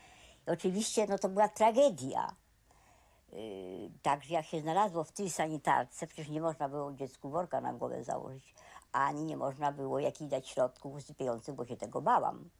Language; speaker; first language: Polish; native; Polish